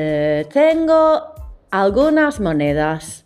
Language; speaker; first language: Spanish; non-native, fluent; English